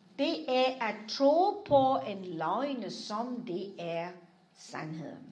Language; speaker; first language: Danish; non-native, fluent; English